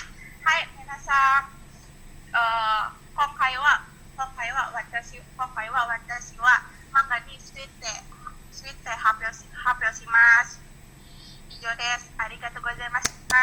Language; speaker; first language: Japanese; non-native, learner; Indonesian